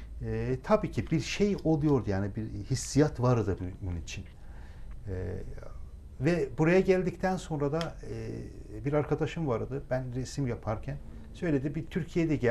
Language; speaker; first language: Turkish; non-native, local second language; Azerbaijani